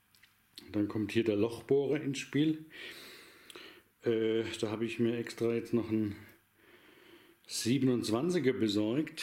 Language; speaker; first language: German; native; German